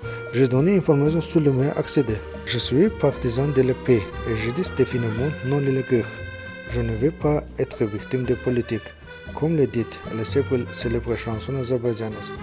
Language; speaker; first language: French; non-native, learner; Azerbaijani